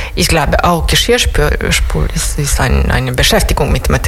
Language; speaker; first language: German; non-native, fluent; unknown